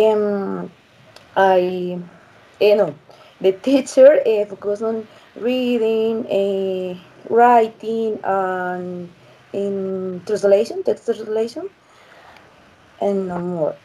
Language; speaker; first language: English; non-native, learner; Spanish